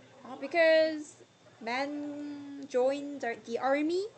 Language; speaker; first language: English; non-native, learner; Korean